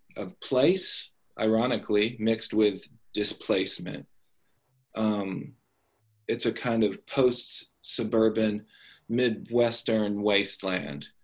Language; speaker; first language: English; native; English